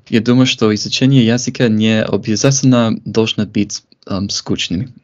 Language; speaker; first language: Russian; non-native, fluent; English